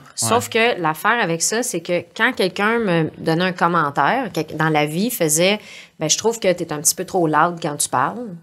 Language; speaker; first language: French; native; French